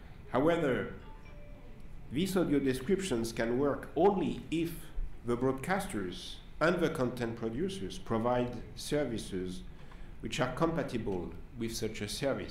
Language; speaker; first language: English; non-native, fluent; French